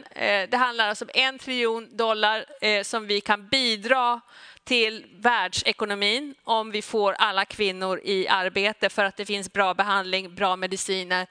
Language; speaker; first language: Swedish; native; Swedish